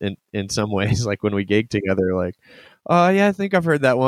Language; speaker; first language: English; native; English